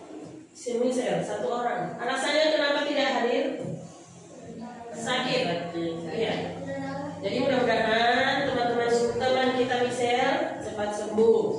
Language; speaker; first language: Indonesian; native; Indonesian